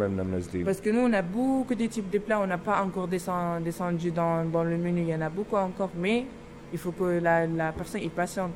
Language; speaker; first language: French; non-native, learner; Arabic